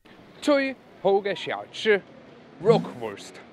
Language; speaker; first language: Chinese; non-native, fluent; German